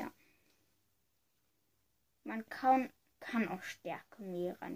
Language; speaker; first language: German; early bilingual, other home language; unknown